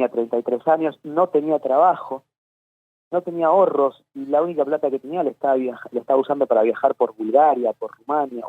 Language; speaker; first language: Spanish; native; Spanish